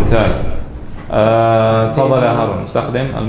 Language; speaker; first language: Arabic; non-native, fluent; Indonesian